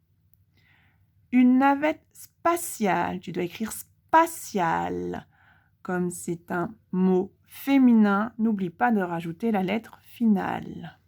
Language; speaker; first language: French; native; French